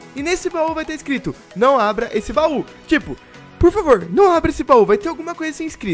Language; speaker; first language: Portuguese; native; Portuguese